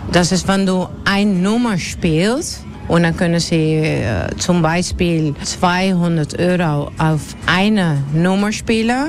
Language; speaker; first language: German; non-native, learner; Dutch